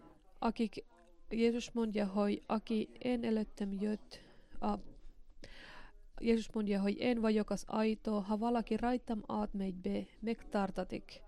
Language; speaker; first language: Hungarian; non-native, learner; Finnish